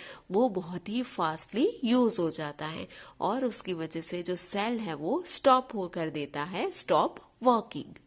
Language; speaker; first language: Hindi; non-native, local second language; Gujarati